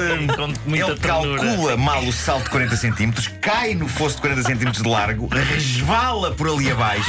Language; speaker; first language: Portuguese; native; Portuguese